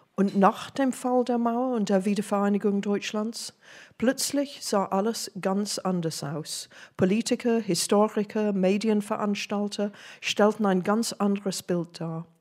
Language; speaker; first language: German; non-native, fluent; English